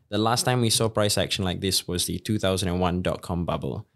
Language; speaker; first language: English; native; English